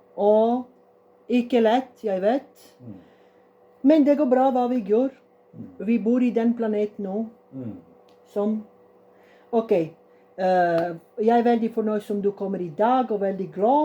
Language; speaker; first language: Norwegian; non-native, learner; Serbian